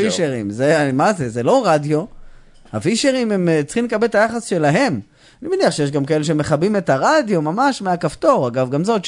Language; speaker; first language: Hebrew; native; Hebrew